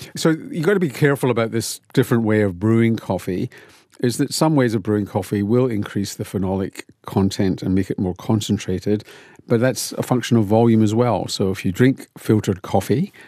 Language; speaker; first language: English; native; English